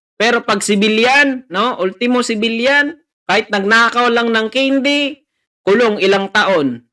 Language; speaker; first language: Filipino; native; Filipino